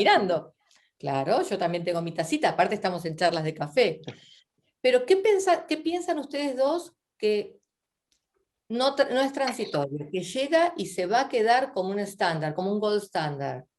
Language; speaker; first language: Spanish; native; Spanish